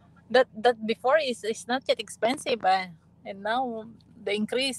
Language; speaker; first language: English; non-native, local second language; Filipino